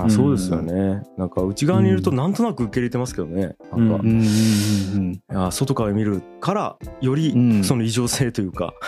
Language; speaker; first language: Japanese; native; Japanese